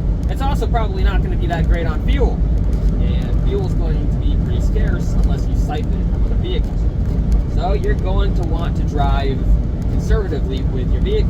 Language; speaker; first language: English; native; English